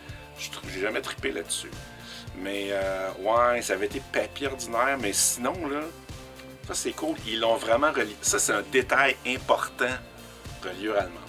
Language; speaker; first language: French; native; French